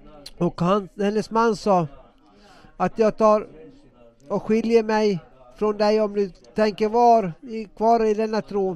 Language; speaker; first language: Swedish; non-native, local second language; Finnish